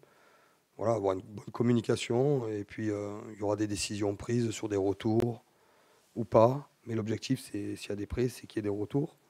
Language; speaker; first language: French; native; French